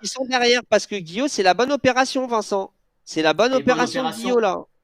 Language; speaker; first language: French; native; French